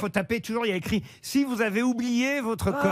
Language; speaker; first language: French; native; French